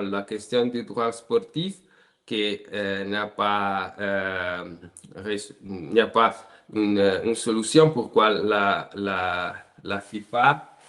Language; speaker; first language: French; non-native, learner; Italian